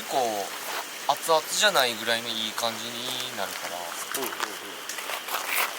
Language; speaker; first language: Japanese; native; Japanese